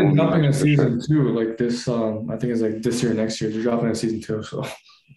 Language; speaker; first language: English; early bilingual, other home language; Korean